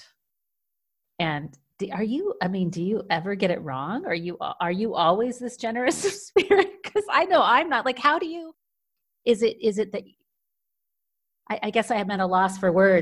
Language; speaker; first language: English; native; English